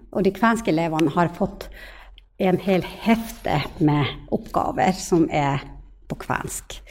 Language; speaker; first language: Norwegian; non-native, fluent; Finnish